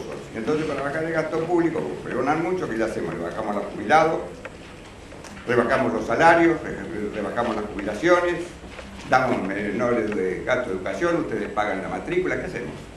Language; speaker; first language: Spanish; native; Spanish